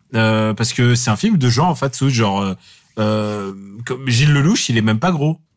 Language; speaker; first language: French; non-native, fluent; Russian